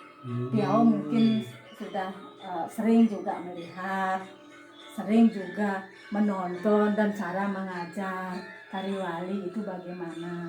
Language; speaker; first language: Indonesian; non-native, local second language; Balinese